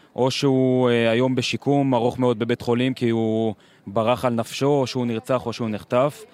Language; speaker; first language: Hebrew; native; Hebrew